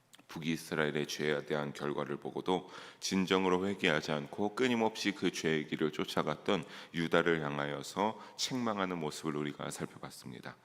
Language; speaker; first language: Korean; native; Korean